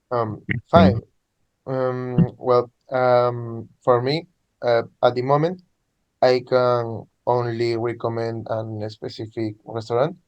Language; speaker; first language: English; non-native, learner; Spanish